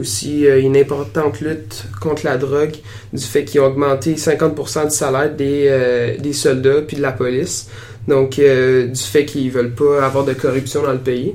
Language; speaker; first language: French; native; French